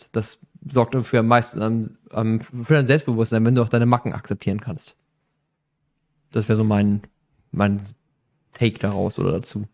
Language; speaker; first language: German; native; German